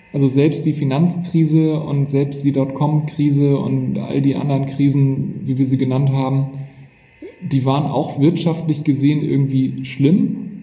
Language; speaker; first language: German; native; German